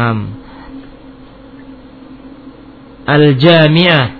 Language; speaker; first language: Arabic; non-native, fluent; Indonesian